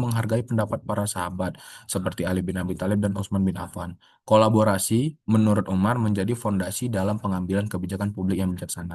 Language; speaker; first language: Indonesian; native; Indonesian